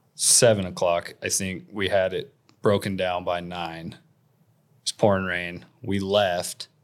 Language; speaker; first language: English; native; English